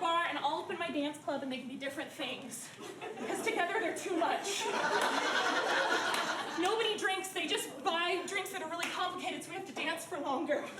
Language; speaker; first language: English; native; English